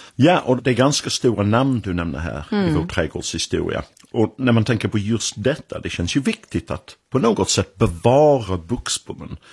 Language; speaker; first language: Swedish; non-native, fluent; English